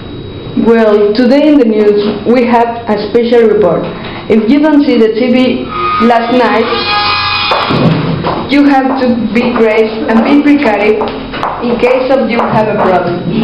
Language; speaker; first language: English; non-native, learner; Spanish